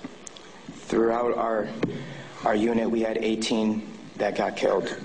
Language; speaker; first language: English; native; English